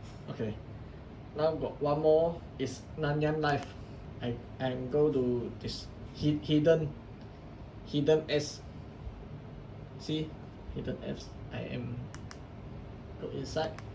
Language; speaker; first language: English; non-native, local second language; Chinese